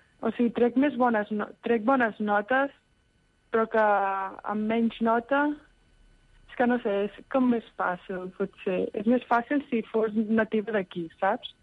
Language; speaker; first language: Catalan; native; Catalan